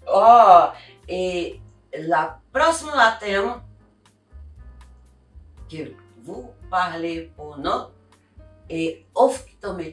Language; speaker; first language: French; non-native, learner; Portuguese